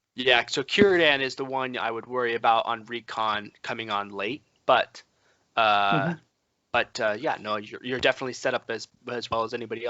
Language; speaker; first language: English; native; English